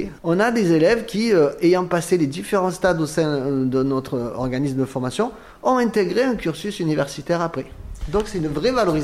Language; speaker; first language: French; native; French